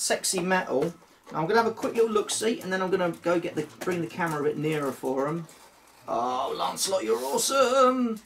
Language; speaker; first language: English; native; English